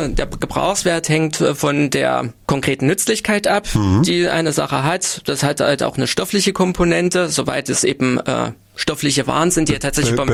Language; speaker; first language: German; native; German